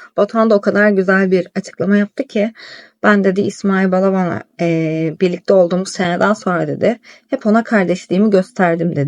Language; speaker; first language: Turkish; native; Turkish